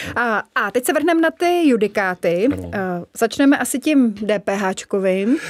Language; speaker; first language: Czech; native; Czech